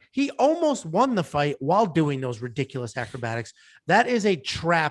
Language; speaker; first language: English; native; English